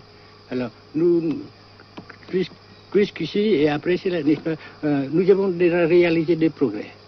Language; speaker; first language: French; non-native, fluent; Vietnamese